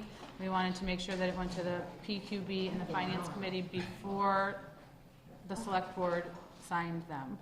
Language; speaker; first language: English; native; English